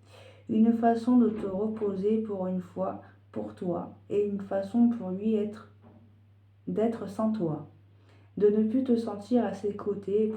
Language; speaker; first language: French; native; French